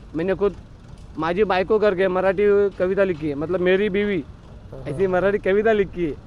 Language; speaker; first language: Hindi; non-native, local second language; Marathi